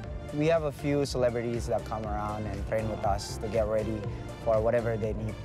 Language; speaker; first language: English; non-native, fluent; Indonesian